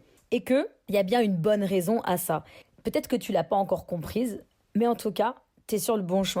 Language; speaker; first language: French; native; French